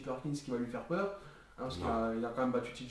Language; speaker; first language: French; native; French